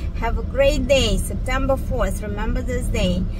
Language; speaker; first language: English; non-native, fluent; Russian